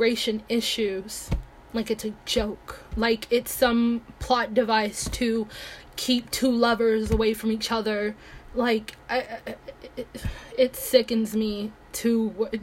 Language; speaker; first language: English; early bilingual, other home language; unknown